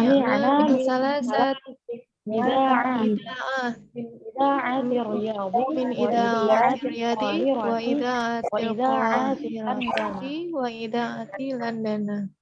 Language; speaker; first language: Arabic; non-native, learner; Indonesian